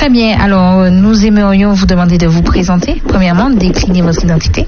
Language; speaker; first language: French; native; French